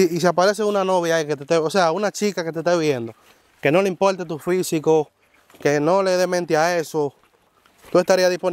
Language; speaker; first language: Spanish; native; Spanish